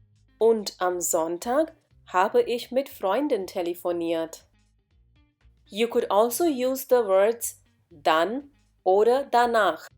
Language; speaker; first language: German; non-native, fluent; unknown